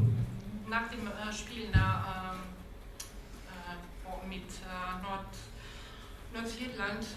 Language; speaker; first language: German; non-native, local second language; Bosnian